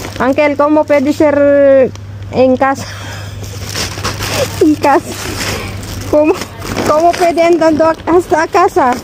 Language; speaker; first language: Spanish; non-native, learner; Filipino